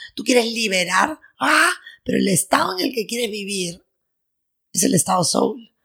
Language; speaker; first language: Spanish; native; Spanish